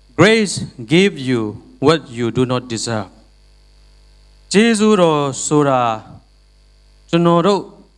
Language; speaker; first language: Burmese; non-native, local second language; Tedim Chin